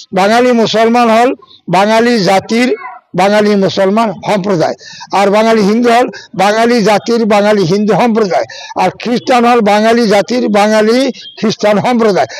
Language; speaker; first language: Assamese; non-native, local second language; Bangla